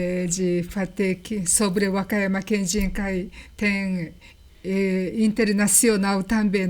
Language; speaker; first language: Portuguese; non-native, learner; Japanese